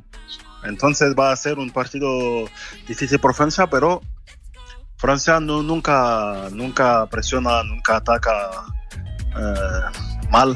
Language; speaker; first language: Spanish; non-native, fluent; French